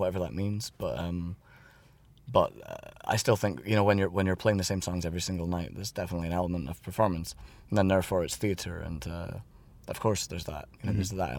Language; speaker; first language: English; native; English